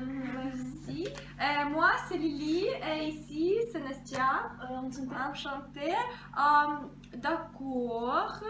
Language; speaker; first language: French; non-native, fluent; Russian